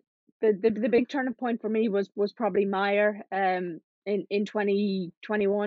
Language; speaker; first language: English; native; English